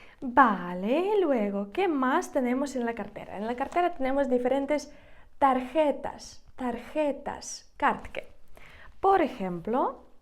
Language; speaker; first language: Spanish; non-native, fluent; Ukrainian